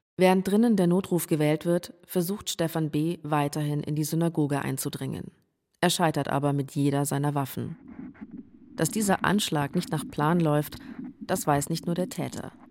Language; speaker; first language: German; native; German